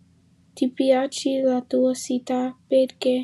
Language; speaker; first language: Italian; non-native, learner; English